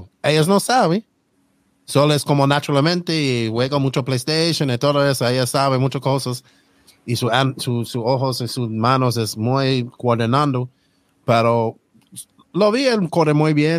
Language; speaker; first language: Spanish; non-native, learner; English